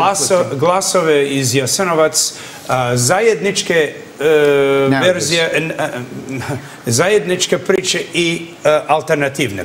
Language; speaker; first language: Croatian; early bilingual, heritage; English